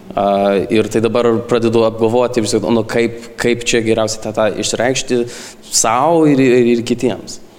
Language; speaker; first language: Lithuanian; early bilingual, heritage; Lithuanian